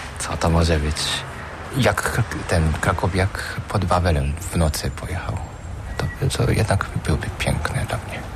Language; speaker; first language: Polish; non-native, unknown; Japanese